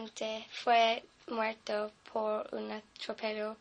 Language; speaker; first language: Spanish; non-native, fluent; English